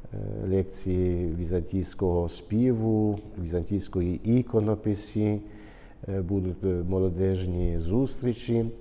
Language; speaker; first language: Ukrainian; early bilingual, heritage; Ukrainian